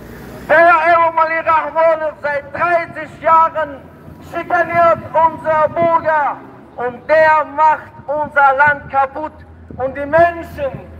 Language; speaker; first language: German; non-native, fluent; Tajik